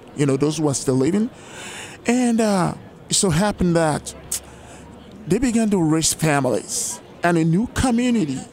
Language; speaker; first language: English; non-native, local second language; Yoruba